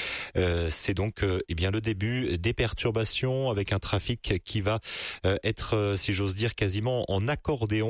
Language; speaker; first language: French; native; French